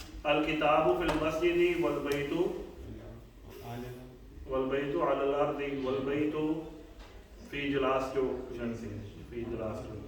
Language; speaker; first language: Arabic; non-native, fluent; Urdu